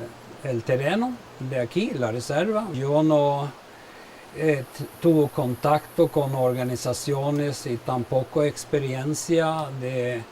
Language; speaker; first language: Spanish; non-native, fluent; Swedish